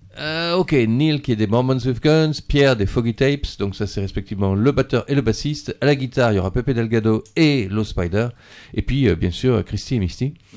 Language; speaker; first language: French; native; French